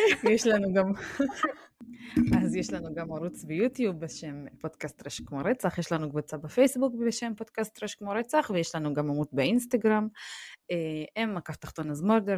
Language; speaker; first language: Hebrew; non-native, local second language; Arabic